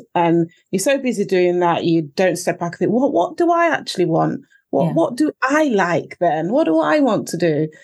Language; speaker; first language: English; native; English